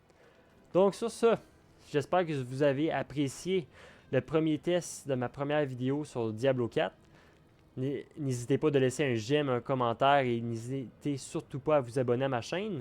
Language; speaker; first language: French; native; French